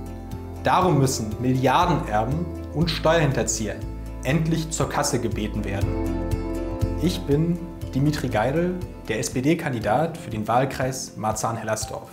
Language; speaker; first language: German; early bilingual, other home language; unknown